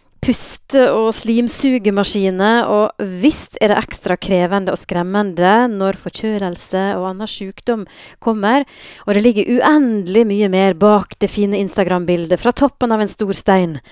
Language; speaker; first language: Norwegian; native; Norwegian